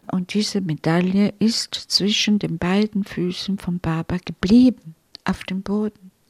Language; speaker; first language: German; non-native, fluent; Italian